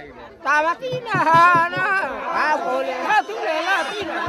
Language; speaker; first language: Portuguese; non-native, learner; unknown